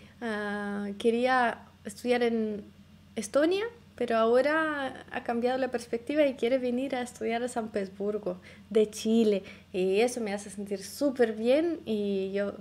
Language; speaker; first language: Spanish; non-native, fluent; Russian